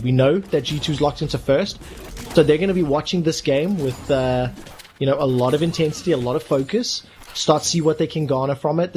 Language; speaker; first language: English; native; English